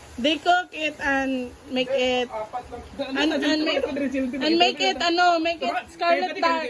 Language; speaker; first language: English; non-native, learner; Cebuano